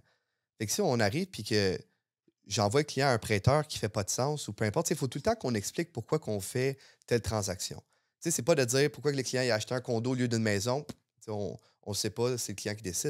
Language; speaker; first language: French; native; French